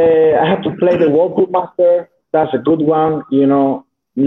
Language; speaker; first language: English; non-native, learner; Spanish